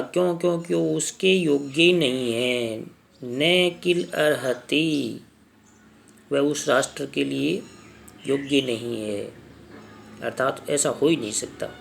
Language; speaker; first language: Hindi; native; Hindi